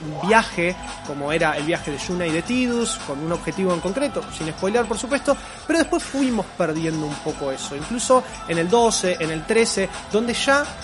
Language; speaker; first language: Spanish; native; Spanish